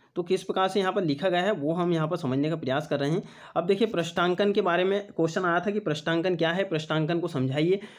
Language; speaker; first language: Hindi; native; Hindi